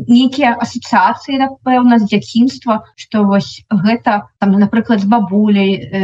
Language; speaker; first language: Belarusian; non-native, local second language; Russian